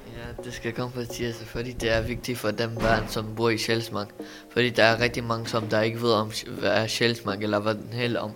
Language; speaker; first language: Danish; non-native, fluent; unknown